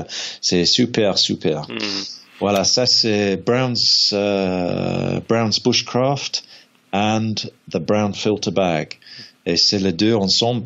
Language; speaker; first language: French; non-native, learner; English